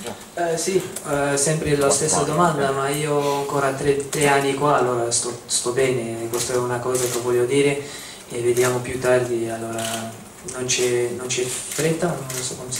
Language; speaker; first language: Italian; non-native, fluent; Dutch